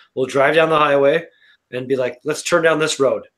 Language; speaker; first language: English; native; English